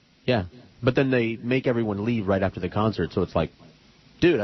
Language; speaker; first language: English; native; English